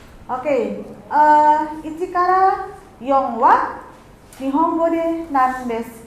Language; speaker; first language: Japanese; non-native, fluent; Indonesian